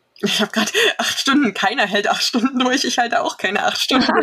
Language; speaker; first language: German; native; German